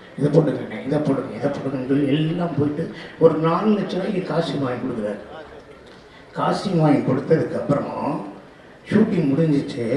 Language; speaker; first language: Tamil; native; Tamil